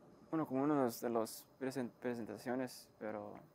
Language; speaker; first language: Spanish; non-native, learner; English